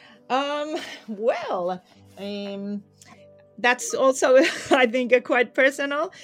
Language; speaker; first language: English; non-native, fluent; Finnish